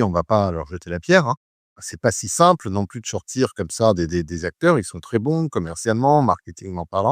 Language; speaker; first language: French; native; French